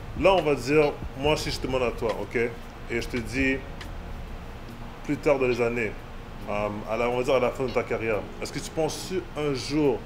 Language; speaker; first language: French; native; French